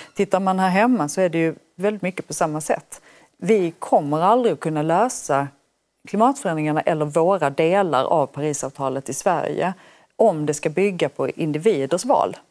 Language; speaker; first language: Swedish; native; Swedish